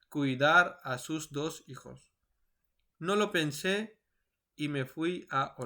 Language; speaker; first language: Spanish; non-native, fluent; Urdu